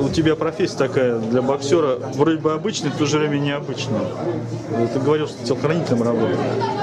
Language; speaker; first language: Russian; native; Russian